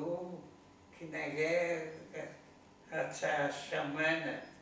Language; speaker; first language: Hebrew; non-native, learner; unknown